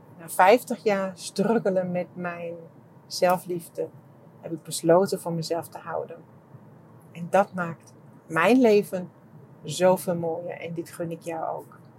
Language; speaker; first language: Dutch; non-native, fluent; Czech